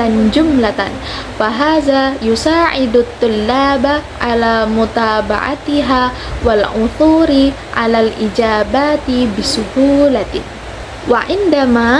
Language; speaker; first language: Arabic; non-native, learner; Indonesian